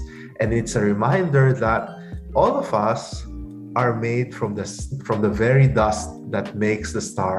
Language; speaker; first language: English; non-native, local second language; Pampanga